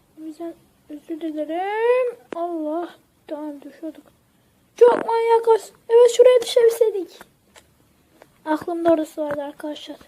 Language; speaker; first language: Turkish; native; Turkish